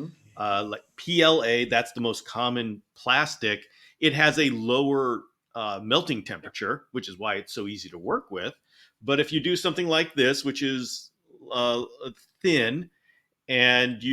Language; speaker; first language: English; native; English